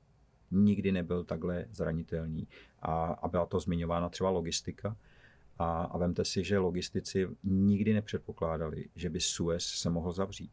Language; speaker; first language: Czech; native; Czech